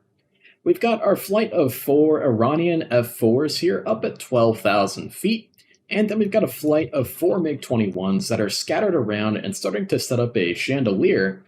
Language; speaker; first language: English; native; English